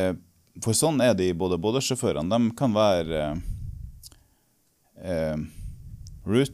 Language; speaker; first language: Norwegian; native; Norwegian